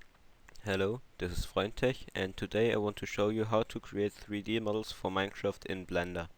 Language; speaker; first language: English; non-native, fluent; German